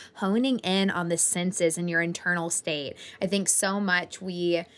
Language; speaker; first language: English; native; English